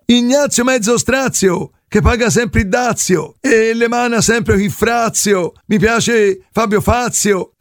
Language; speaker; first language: Italian; native; Italian